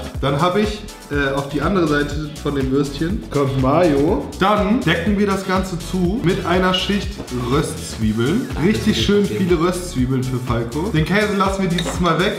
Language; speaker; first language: German; native; German